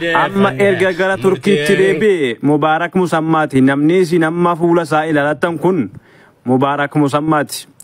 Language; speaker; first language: Oromo; native; Oromo